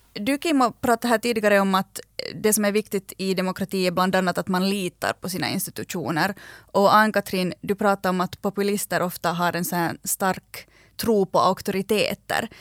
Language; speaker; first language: Swedish; native; Swedish